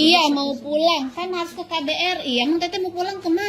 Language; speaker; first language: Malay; non-native, local second language; Sundanese